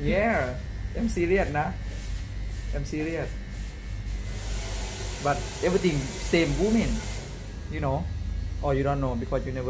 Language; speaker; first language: English; non-native, learner; Thai